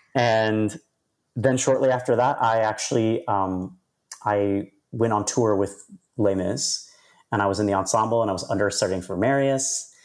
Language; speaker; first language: English; native; English